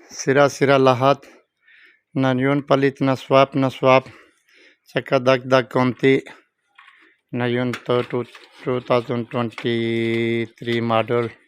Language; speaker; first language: Filipino; non-native, learner; Urdu